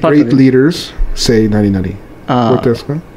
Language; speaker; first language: Japanese; non-native, learner; English